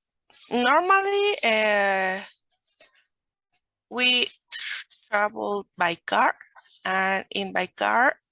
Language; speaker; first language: English; non-native, learner; Spanish